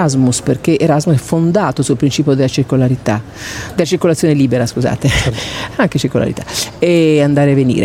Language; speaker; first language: Italian; native; Italian